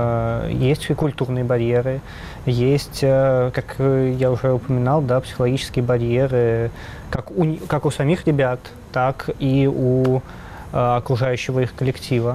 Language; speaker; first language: Russian; native; Russian